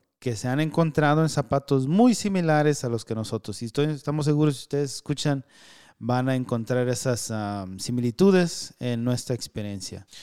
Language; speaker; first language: Spanish; early bilingual, heritage; Spanish